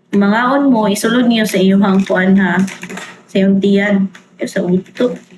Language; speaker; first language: Filipino; non-native, local second language; Cebuano